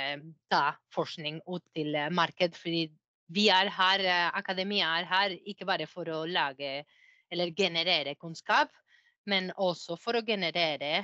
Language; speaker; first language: Norwegian; non-native, fluent; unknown